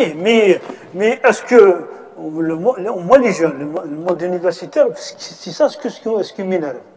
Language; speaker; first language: French; non-native, local second language; Arabic